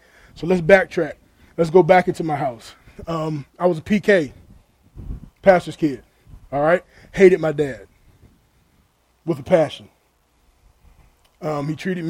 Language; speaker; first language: English; native; English